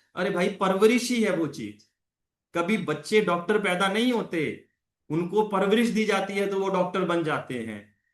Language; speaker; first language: Hindi; non-native, local second language; Punjabi